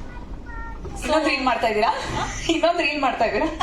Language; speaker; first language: Kannada; native; Kannada